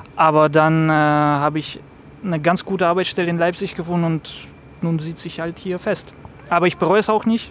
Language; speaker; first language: German; non-native, fluent; Russian